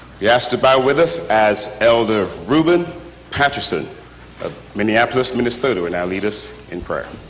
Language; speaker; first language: English; native; English